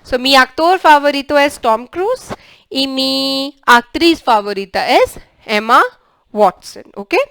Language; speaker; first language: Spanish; non-native, learner; English